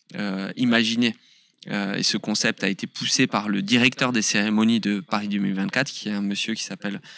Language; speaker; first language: French; native; French